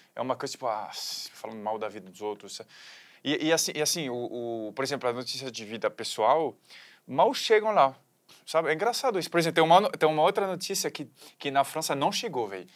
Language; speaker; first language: Portuguese; non-native, fluent; French